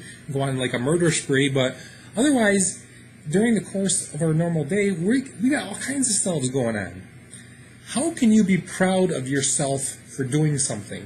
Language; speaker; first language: English; native; English